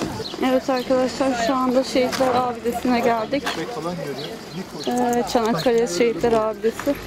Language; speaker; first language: Turkish; native; Turkish